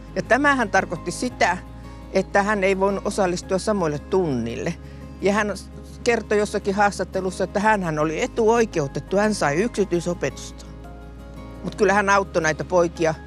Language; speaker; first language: Finnish; native; Finnish